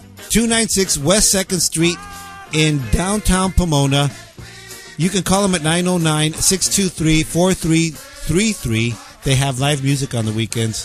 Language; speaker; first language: English; early bilingual, other home language; Spanish